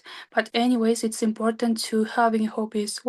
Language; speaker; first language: English; non-native, learner; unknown